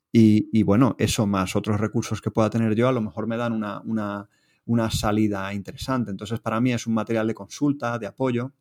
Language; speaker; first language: Spanish; native; Spanish